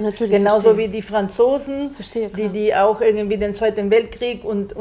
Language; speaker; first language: German; non-native, fluent; Spanish